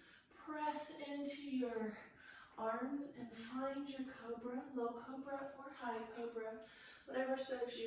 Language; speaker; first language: English; native; English